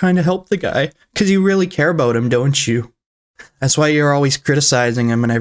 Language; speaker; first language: English; native; English